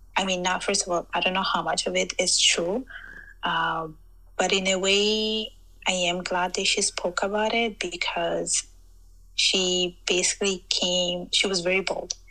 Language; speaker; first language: English; early bilingual, heritage; Italian